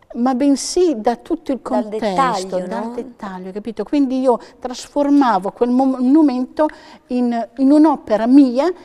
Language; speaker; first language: Italian; native; Italian